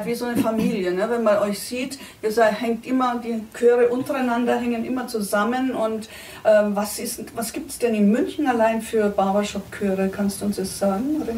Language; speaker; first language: German; native; German